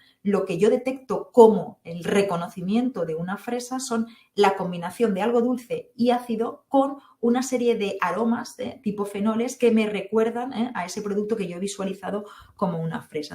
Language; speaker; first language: Spanish; native; Spanish